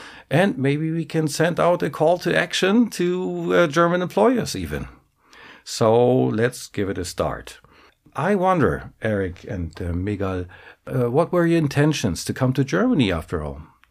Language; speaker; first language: English; non-native, fluent; German